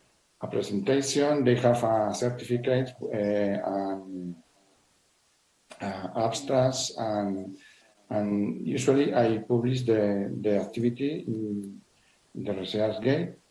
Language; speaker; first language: English; non-native, learner; Spanish